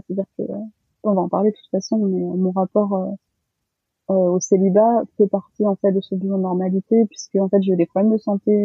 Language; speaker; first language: French; early bilingual, other home language; Malagasy